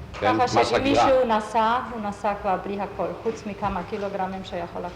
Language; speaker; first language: Hebrew; non-native, fluent; German